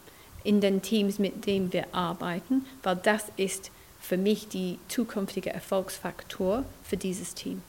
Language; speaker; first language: German; non-native, fluent; English